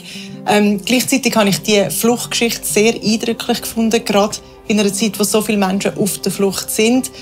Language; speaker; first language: German; native; German